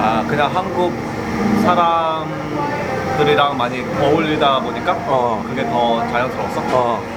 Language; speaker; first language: Korean; early bilingual, heritage; Korean